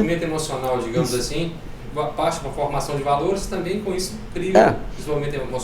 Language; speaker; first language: Portuguese; native; Portuguese